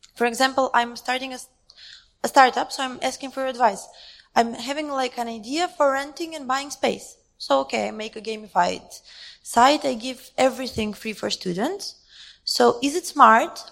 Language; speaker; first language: English; non-native, fluent; Macedonian